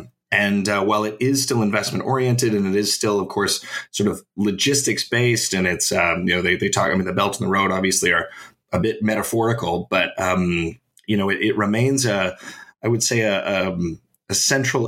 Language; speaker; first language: English; native; English